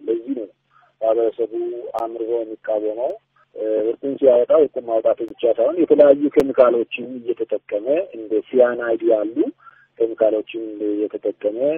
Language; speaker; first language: Amharic; non-native, local second language; Oromo